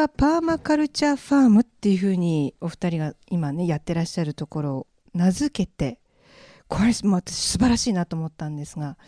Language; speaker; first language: Japanese; native; Japanese